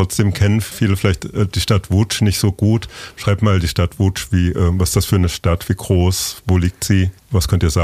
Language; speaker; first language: German; native; German